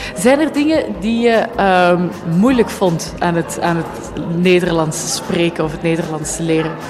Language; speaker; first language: Dutch; native; Dutch